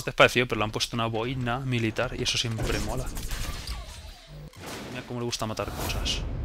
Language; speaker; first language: Spanish; native; Spanish